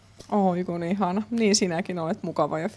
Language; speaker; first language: Finnish; native; Finnish